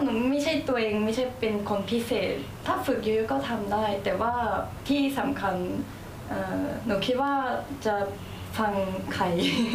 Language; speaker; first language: Thai; early bilingual, heritage; Thai